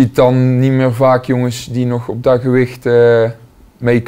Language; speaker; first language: Dutch; native; Dutch